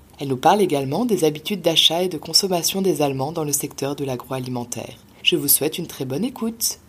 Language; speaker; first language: French; native; French